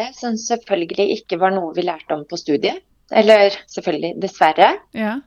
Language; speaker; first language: Norwegian; early bilingual, other home language; Polish